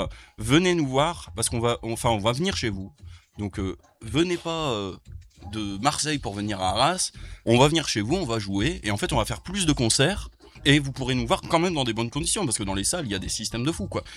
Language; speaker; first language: French; native; French